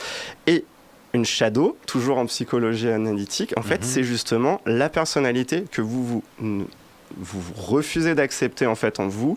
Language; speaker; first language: French; native; French